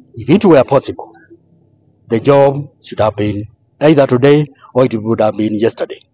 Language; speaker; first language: English; non-native, local second language; Swahili